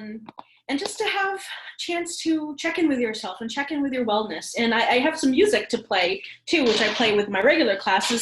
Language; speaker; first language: English; native; English